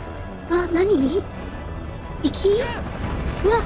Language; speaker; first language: Japanese; native; Japanese